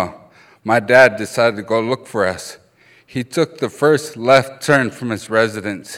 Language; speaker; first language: English; early bilingual, other home language; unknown